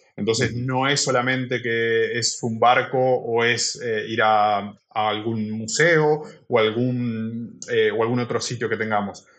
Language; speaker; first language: Spanish; native; Spanish